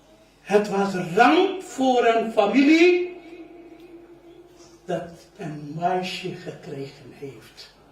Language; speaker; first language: Dutch; non-native, fluent; Urdu